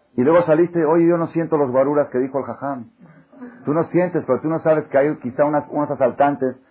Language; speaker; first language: Spanish; non-native, fluent; Hebrew